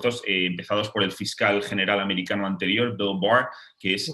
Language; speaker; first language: Spanish; native; Spanish